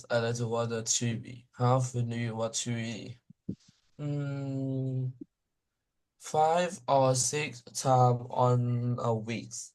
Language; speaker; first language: English; non-native, learner; Thai